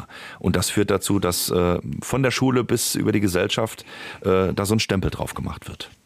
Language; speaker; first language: German; native; German